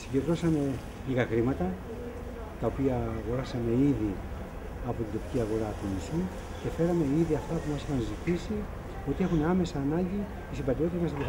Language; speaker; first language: Greek; native; Greek